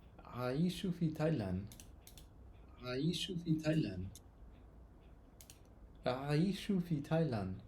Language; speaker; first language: Arabic; non-native, learner; English